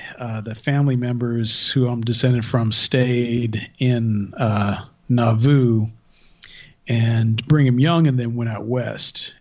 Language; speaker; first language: English; native; English